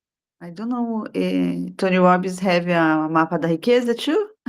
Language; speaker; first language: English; non-native, learner; Portuguese